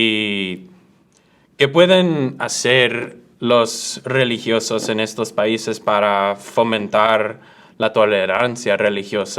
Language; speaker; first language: Spanish; early bilingual, other home language; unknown